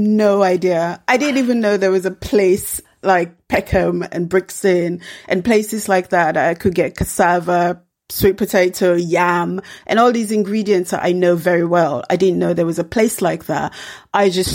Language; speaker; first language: English; non-native, local second language; Krio